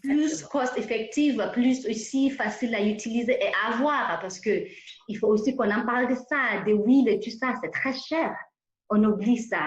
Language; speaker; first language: French; non-native, fluent; English